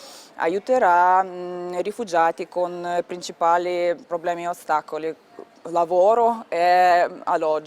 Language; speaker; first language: Italian; non-native, learner; Ukrainian